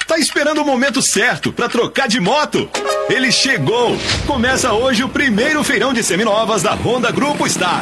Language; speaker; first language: Portuguese; native; Portuguese